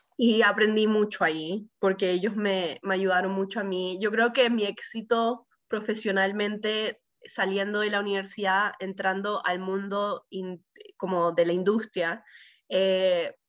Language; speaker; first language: Spanish; early bilingual, heritage; Spanish